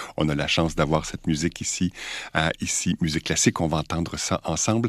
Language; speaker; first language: French; native; French